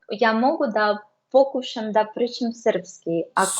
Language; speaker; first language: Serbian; non-native, learner; Russian